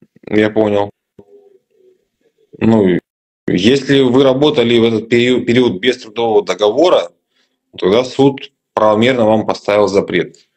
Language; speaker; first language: Russian; native; Russian